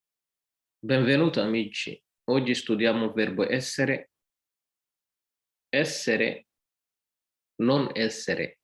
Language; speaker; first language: Italian; non-native, fluent; Somali